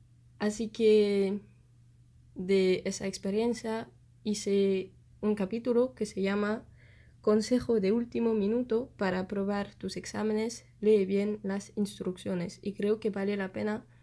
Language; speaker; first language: Spanish; non-native, fluent; French